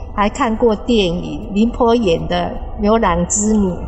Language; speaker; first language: Chinese; native; Chinese